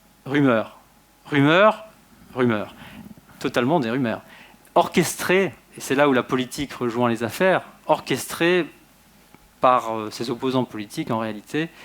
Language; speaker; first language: French; native; French